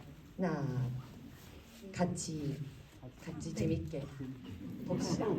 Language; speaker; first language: Korean; non-native, learner; Japanese